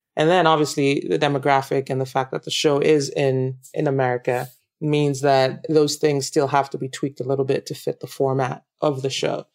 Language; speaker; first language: English; non-native, local second language; Yoruba